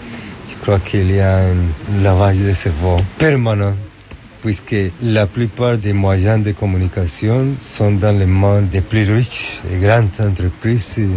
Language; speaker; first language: French; non-native, fluent; Spanish